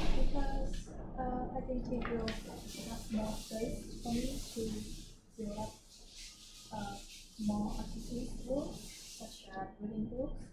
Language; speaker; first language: English; non-native, learner; Vietnamese